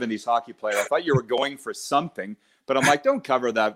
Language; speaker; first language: English; native; English